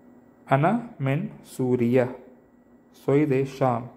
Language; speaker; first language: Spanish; non-native, learner; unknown